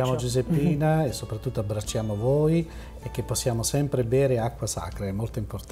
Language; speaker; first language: Italian; native; Italian